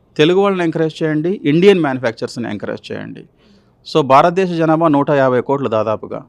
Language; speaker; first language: Telugu; native; Telugu